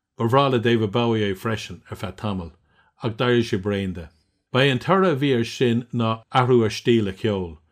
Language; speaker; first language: Irish; non-native, local second language; English